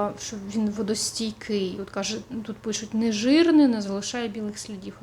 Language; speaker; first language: Ukrainian; non-native, local second language; Russian